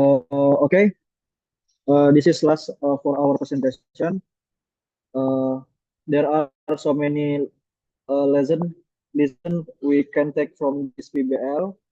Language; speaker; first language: English; non-native, learner; Indonesian